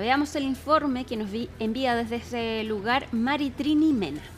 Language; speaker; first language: Spanish; native; Spanish